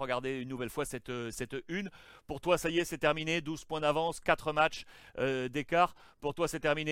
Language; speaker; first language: French; native; French